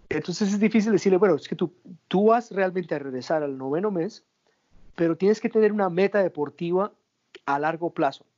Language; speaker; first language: Spanish; native; Spanish